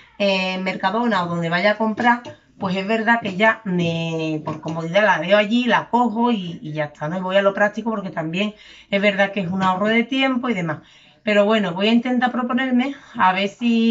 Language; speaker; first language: Spanish; native; Spanish